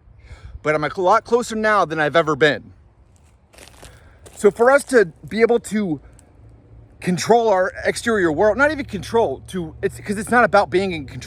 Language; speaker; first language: English; native; English